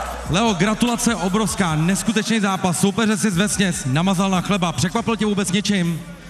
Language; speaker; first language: Czech; native; Czech